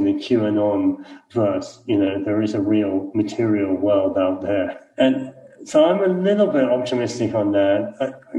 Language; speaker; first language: English; native; English